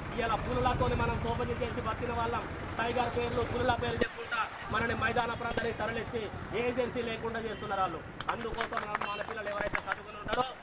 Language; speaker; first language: Telugu; non-native, local second language; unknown